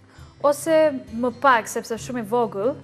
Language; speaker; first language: Albanian; non-native, learner; English